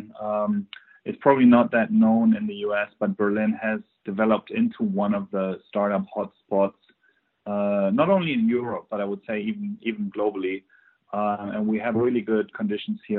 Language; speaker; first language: English; non-native, fluent; German